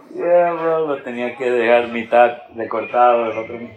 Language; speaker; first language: Spanish; early bilingual, heritage; Spanish